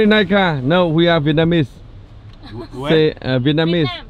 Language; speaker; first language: English; non-native, learner; Vietnamese